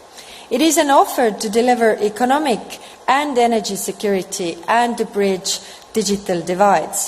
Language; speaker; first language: English; non-native, fluent; Estonian